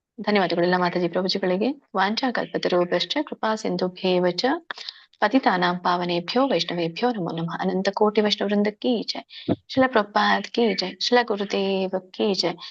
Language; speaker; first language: Kannada; native; Kannada